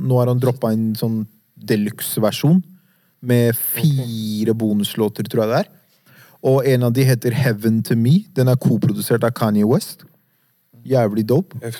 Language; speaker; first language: Norwegian; early bilingual, other home language; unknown